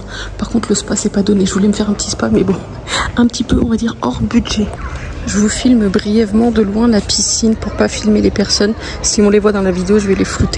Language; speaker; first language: French; early bilingual, other home language; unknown